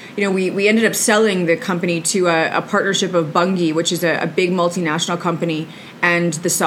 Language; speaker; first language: English; native; English